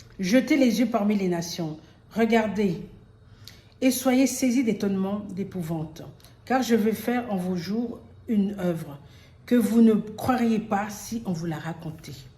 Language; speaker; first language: French; early bilingual, other home language; Lingala